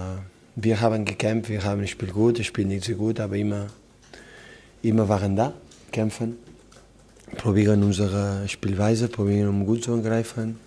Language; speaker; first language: German; non-native, fluent; Spanish